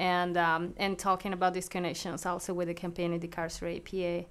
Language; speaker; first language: English; non-native, fluent; Spanish